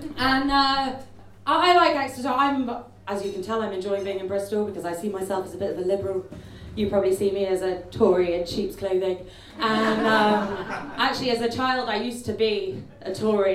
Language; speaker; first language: English; native; English